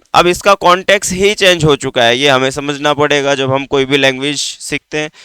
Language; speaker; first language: Hindi; native; Hindi